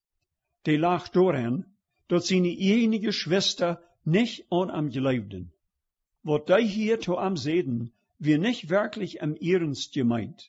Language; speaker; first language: German; early bilingual, heritage; Plautdietsch